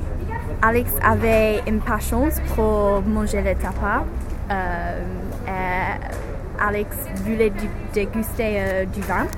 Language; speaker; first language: French; non-native, learner; English